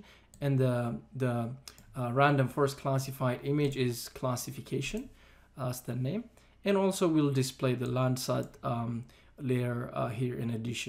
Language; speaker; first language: English; non-native, fluent; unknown